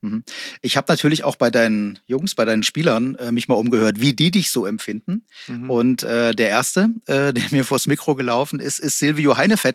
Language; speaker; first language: German; native; German